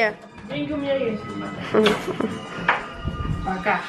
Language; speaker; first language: Russian; native; Russian